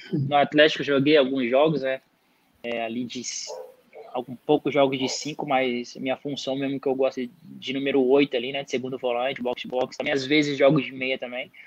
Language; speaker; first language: Portuguese; native; Portuguese